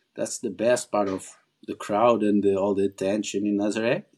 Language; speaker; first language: English; non-native, fluent; Portuguese